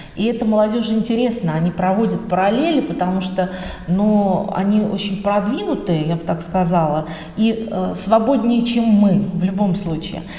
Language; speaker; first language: Russian; native; Russian